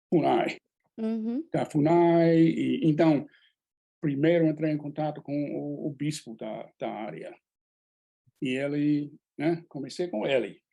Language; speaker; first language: Portuguese; non-native, fluent; English